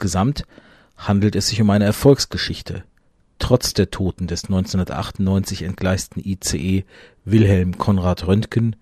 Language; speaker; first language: German; native; German